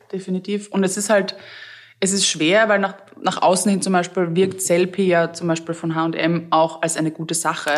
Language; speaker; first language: German; native; German